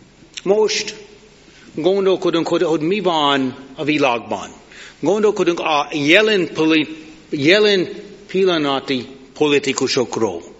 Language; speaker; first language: Hungarian; non-native, learner; English